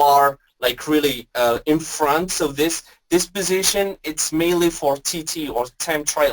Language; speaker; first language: English; non-native, fluent; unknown